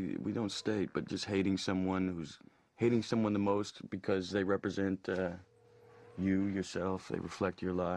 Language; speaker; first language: English; native; English